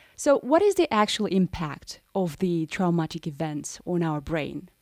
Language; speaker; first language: English; non-native, fluent; Romanian